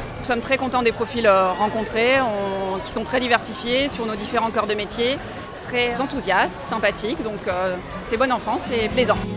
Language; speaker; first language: French; native; French